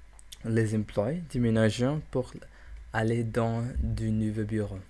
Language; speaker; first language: French; non-native, learner; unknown